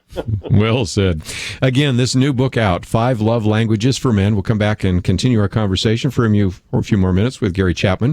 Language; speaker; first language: English; native; English